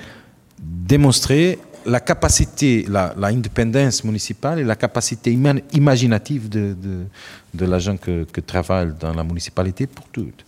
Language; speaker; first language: French; non-native, learner; Portuguese